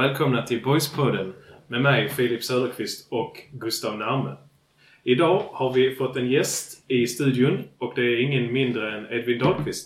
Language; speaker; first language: Swedish; native; Swedish